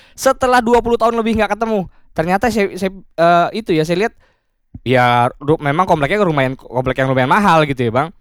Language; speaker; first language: Indonesian; native; Indonesian